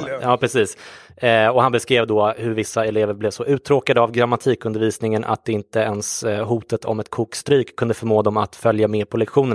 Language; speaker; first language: Swedish; native; Swedish